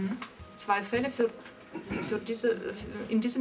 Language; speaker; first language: German; non-native, fluent; Russian